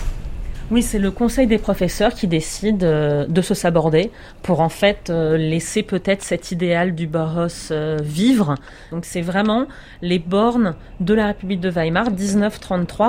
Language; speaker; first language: French; native; French